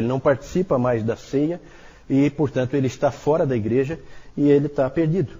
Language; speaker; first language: Portuguese; native; Portuguese